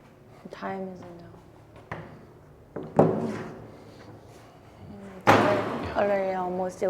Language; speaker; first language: English; non-native, fluent; Korean